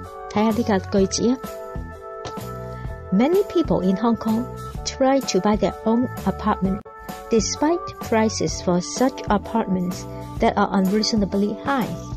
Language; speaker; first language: English; non-native, local second language; Cantonese